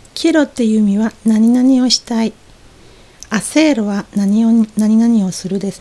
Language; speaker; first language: Japanese; non-native, fluent; Spanish